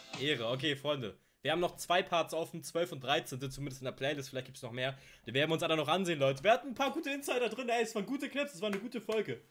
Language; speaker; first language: German; native; German